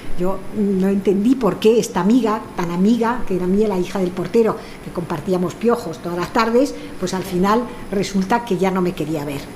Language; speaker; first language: Spanish; early bilingual, other home language; French